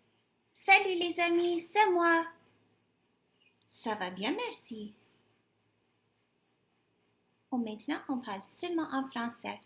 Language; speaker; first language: French; non-native, fluent; English